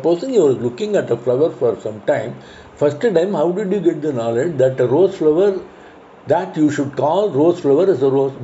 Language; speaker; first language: English; non-native, local second language; Tamil